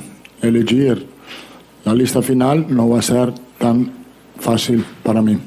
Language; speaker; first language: Portuguese; non-native, learner; Italian